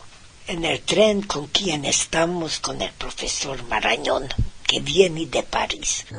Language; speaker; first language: Spanish; non-native, fluent; Hungarian